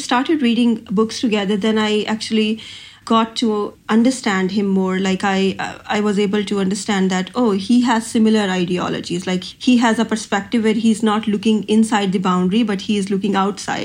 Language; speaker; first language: English; non-native, local second language; Punjabi